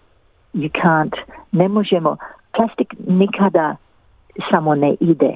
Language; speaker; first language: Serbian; early bilingual, heritage; English